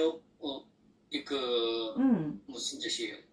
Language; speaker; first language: Korean; non-native, learner; Chinese